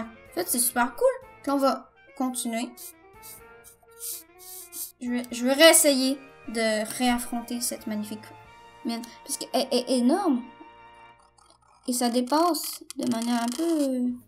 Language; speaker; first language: French; native; French